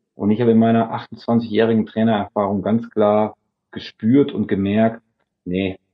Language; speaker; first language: German; early bilingual, other home language; Dutch